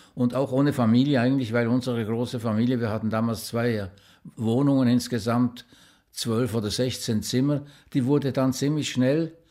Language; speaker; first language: German; native; German